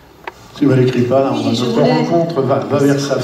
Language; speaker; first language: French; native; French